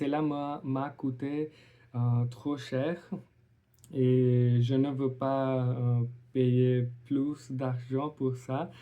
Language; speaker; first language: French; non-native, learner; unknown